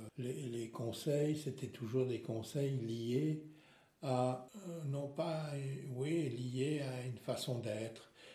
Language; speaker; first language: French; non-native, local second language; Swiss German